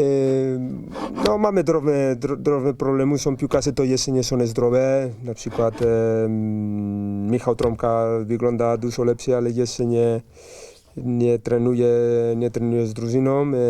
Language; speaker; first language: Polish; non-native, learner; Spanish